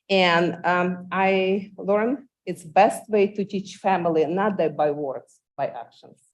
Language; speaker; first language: English; non-native, fluent; Ukrainian